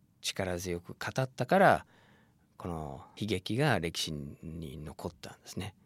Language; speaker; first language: Japanese; non-native, fluent; English